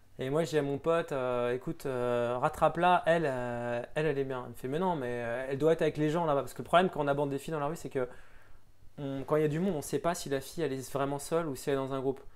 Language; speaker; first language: French; native; French